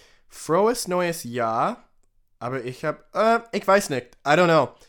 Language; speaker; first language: German; non-native, learner; English